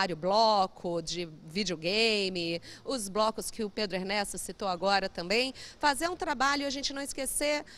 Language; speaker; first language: Portuguese; native; Portuguese